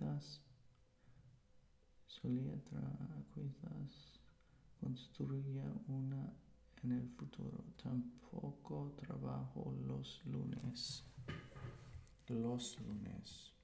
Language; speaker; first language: Spanish; non-native, learner; English